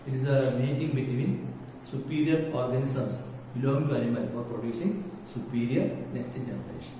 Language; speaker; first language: English; non-native, local second language; Malayalam